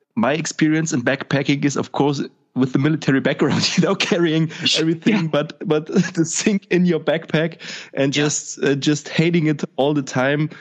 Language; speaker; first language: English; non-native, fluent; German